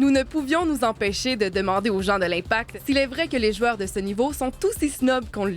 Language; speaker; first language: French; native; French